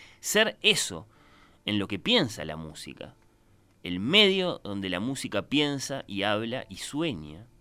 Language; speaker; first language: Spanish; native; Spanish